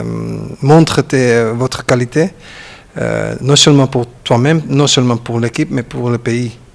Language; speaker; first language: French; non-native, learner; Dutch